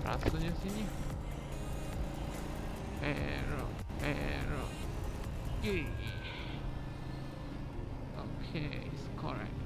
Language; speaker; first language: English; non-native, local second language; Malay